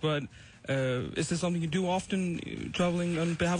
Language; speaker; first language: English; non-native, fluent; Icelandic